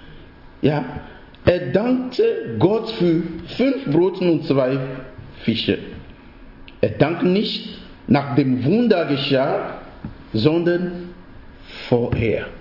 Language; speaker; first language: German; non-native, fluent; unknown